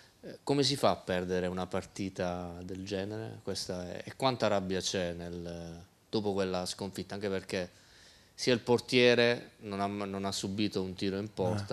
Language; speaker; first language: Italian; native; Italian